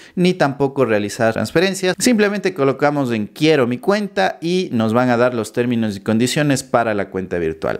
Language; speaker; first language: Spanish; native; Spanish